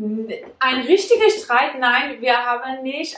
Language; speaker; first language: German; non-native, learner; Persian